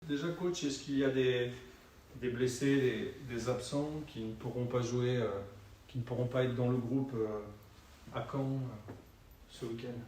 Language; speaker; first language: French; native; French